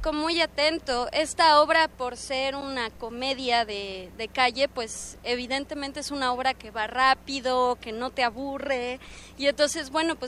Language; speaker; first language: Spanish; native; Spanish